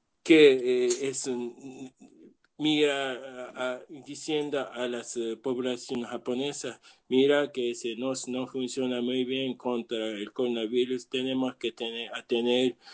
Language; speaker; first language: Spanish; non-native, learner; Japanese